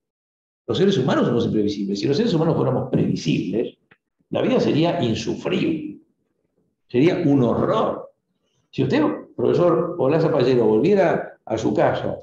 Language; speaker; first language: Spanish; native; Spanish